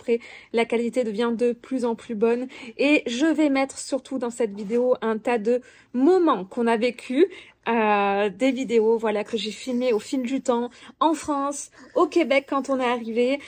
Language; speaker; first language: French; native; French